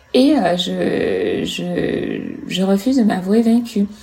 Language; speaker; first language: French; non-native, fluent; Italian